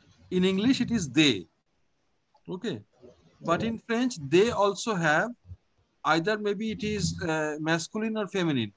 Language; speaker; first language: English; non-native, local second language; Bangla